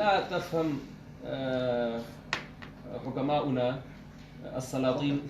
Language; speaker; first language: Arabic; non-native, fluent; Urdu